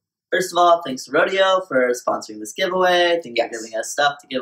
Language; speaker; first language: English; native; English